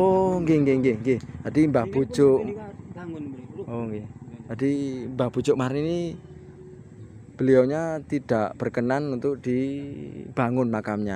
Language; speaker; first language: Indonesian; non-native, local second language; Javanese